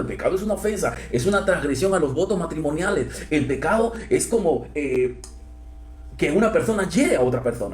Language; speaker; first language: Spanish; native; Spanish